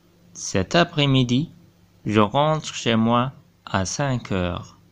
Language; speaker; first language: French; non-native, fluent; Arabic